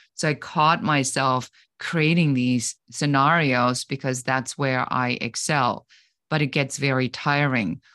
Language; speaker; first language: English; non-native, fluent; German